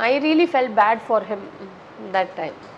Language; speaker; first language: Telugu; non-native, fluent; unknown